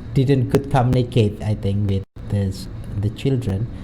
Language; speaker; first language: English; non-native, learner; Indonesian